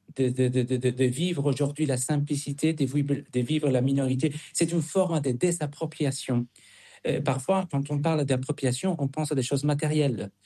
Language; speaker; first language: French; non-native, fluent; Spanish